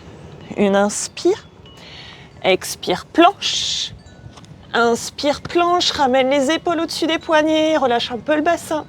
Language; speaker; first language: French; native; French